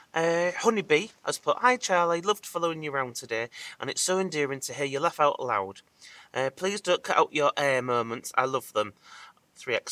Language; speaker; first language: English; native; English